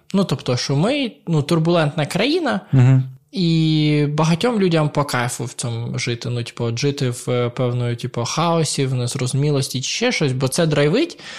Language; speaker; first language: Ukrainian; native; Ukrainian